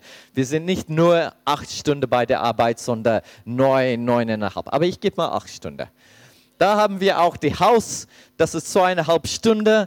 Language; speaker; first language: German; non-native, fluent; English